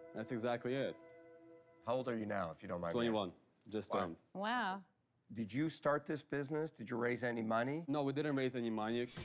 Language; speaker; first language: English; early bilingual, other home language; Ukrainian